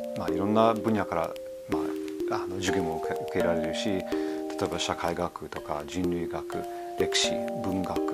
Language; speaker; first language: Japanese; non-native, fluent; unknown